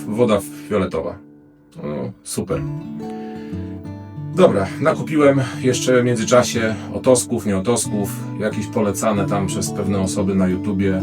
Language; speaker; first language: Polish; native; Polish